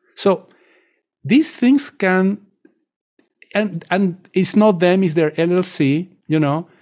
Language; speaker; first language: English; non-native, fluent; Spanish